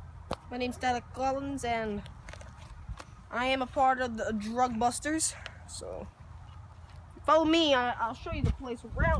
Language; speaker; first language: English; native; English